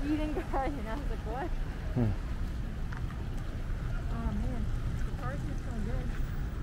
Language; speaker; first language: English; early bilingual, other home language; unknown